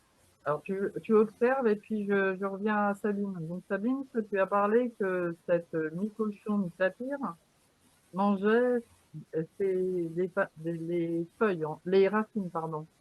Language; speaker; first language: French; native; French